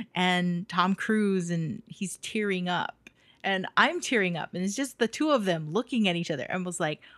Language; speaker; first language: English; native; English